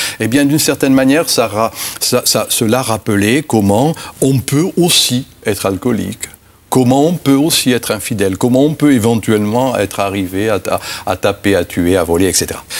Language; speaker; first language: French; native; French